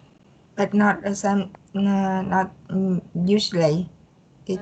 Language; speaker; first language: English; non-native, learner; Vietnamese